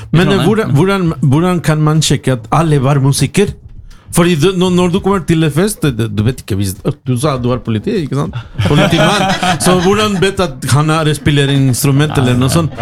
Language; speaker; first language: Norwegian; non-native, learner; Spanish